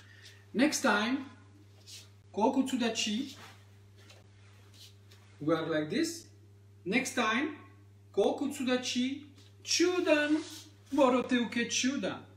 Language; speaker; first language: English; non-native, learner; French